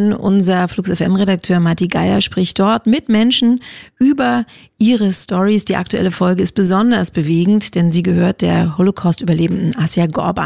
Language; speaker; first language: German; native; German